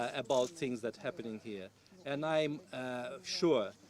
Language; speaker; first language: English; non-native, fluent; Ukrainian